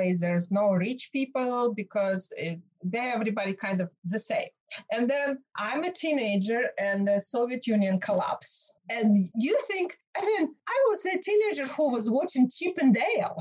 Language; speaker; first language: English; non-native, fluent; Russian